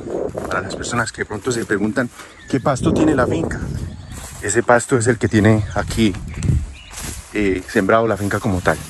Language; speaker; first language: Spanish; native; Spanish